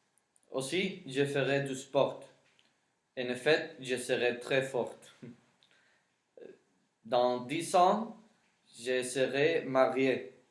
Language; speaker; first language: French; non-native, learner; Spanish